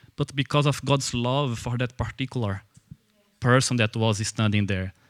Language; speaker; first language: English; non-native, fluent; Portuguese